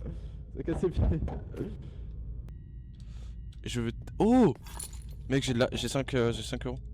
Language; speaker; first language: French; native; French